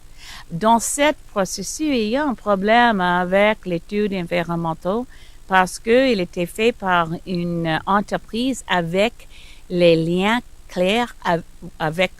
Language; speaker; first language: French; non-native, learner; English